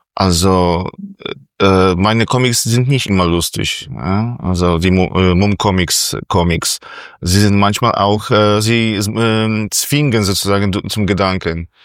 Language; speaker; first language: German; non-native, fluent; Polish